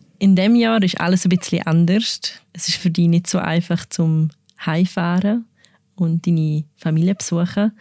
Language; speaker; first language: German; native; German